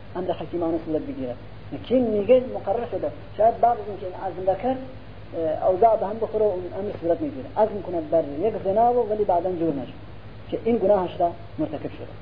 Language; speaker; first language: Persian; non-native, local second language; Central Kurdish